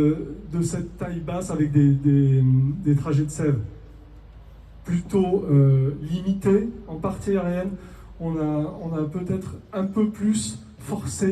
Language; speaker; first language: French; native; French